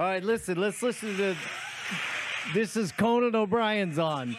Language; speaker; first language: English; native; English